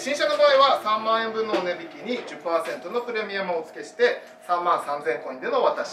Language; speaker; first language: Japanese; native; Japanese